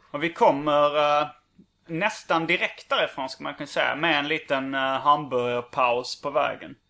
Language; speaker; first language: Swedish; native; Swedish